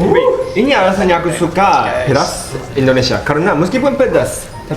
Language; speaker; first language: Indonesian; non-native, learner; Japanese